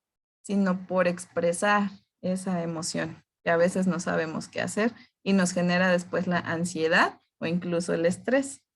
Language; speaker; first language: Spanish; native; Spanish